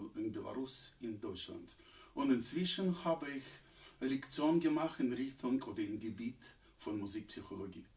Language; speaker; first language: German; non-native, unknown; Russian